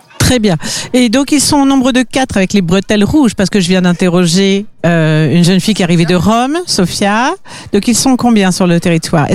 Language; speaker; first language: French; native; French